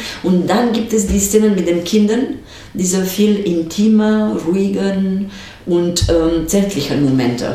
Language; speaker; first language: German; non-native, fluent; Romanian